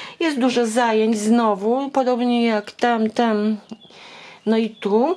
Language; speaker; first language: Polish; native; Polish